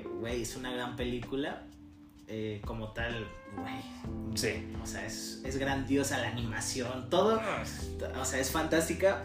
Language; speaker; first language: Spanish; native; Spanish